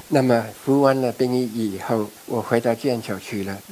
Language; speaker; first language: Chinese; non-native, fluent; English